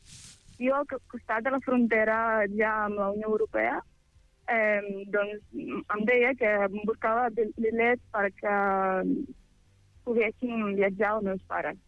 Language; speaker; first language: Catalan; non-native, fluent; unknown